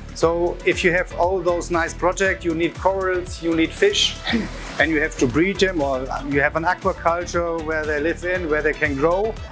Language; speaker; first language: English; non-native, fluent; German